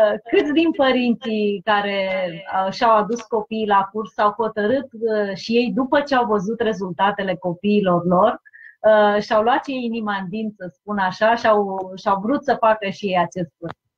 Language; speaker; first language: Romanian; native; Romanian